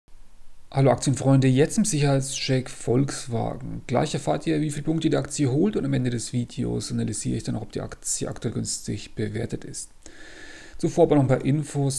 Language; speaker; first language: German; native; German